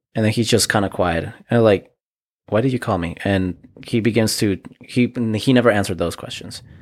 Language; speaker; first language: English; early bilingual, other home language; Spanish